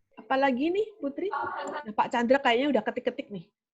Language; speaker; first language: Indonesian; native; Indonesian